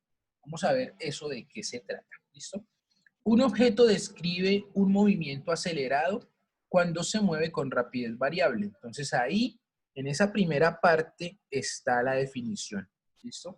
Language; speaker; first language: Spanish; native; Spanish